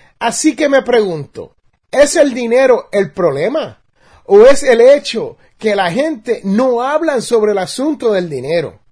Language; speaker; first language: Spanish; native; Spanish